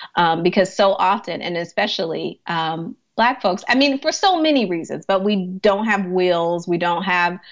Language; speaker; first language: English; native; English